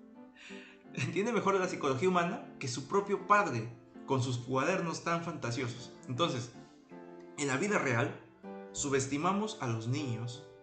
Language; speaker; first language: Spanish; native; Spanish